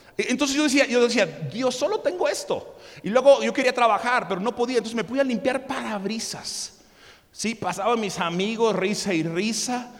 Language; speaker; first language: Spanish; early bilingual, other home language; English